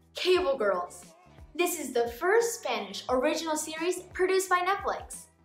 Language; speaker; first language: English; native; English